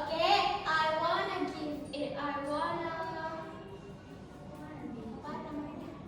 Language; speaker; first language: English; non-native, learner; Indonesian